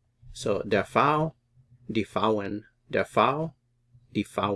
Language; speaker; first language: German; non-native, fluent; English